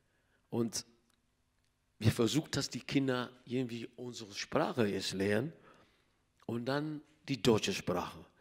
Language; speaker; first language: German; non-native, learner; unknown